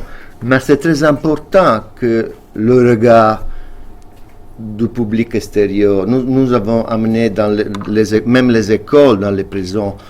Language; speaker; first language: French; non-native, fluent; Italian